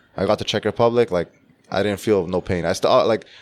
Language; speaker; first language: English; early bilingual, other home language; Czech